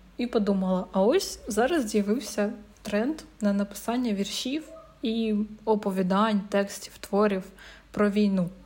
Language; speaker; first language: Ukrainian; native; Ukrainian